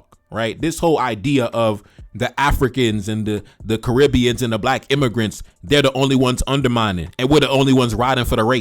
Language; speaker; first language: English; native; English